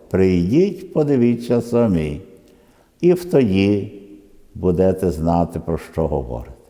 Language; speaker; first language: Ukrainian; early bilingual, other home language; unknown